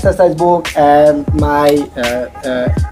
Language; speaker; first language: English; non-native, learner; Bangla